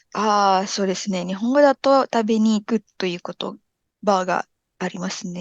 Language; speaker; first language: Japanese; non-native, fluent; Indonesian